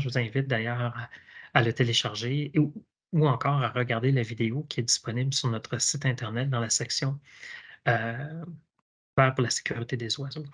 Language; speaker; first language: French; native; French